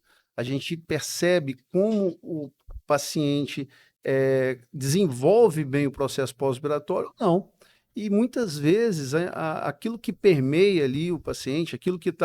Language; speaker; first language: Portuguese; native; Portuguese